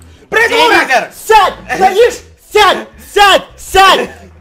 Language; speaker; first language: Russian; native; Russian